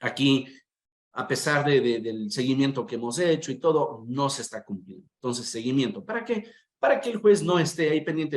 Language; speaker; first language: Spanish; native; Spanish